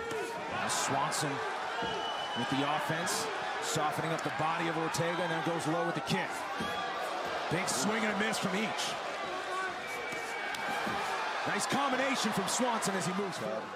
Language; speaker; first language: English; native; English